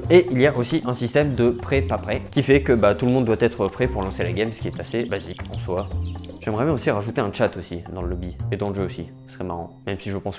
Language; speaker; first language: French; native; French